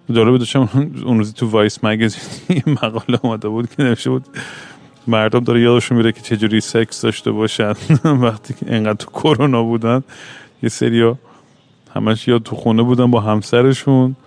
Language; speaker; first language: Persian; native; Persian